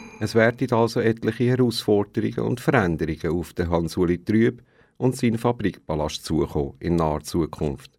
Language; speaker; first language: German; native; German